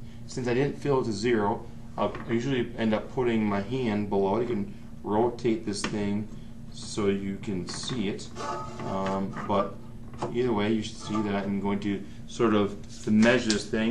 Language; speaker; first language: English; native; English